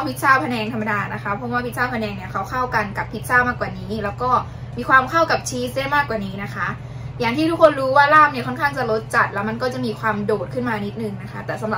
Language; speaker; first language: Thai; native; Thai